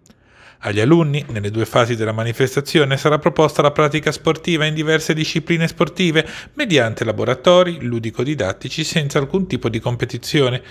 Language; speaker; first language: Italian; native; Italian